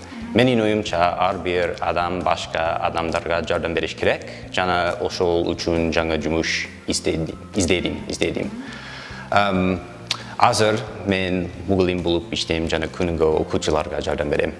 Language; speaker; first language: Kyrgyz; non-native, learner; English